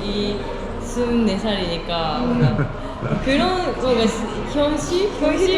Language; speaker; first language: Korean; non-native, learner; Japanese